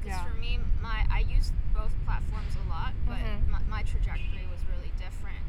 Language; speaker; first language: English; native; English